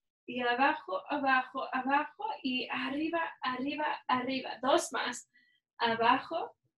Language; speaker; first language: Spanish; non-native, learner; English